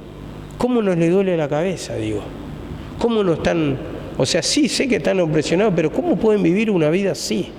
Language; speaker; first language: Spanish; native; Spanish